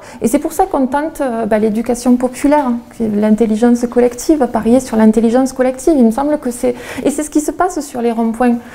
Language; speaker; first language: French; native; French